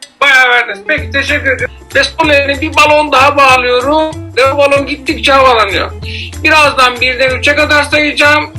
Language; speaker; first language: Turkish; native; Turkish